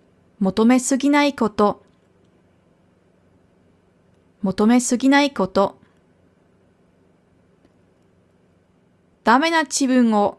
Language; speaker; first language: Japanese; non-native, fluent; German